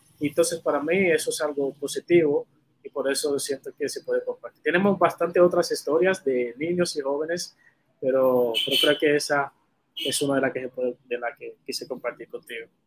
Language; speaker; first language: Spanish; non-native, fluent; Haitian Creole